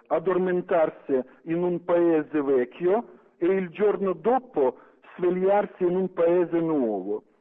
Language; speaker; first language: Italian; non-native, fluent; Ukrainian